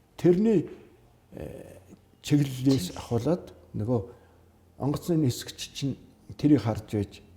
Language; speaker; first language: Mongolian; native; Mongolian